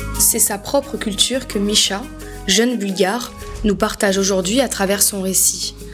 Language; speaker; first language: French; native; French